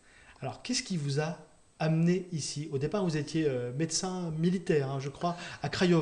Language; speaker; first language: French; native; French